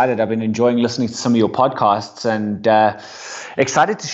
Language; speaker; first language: English; native; English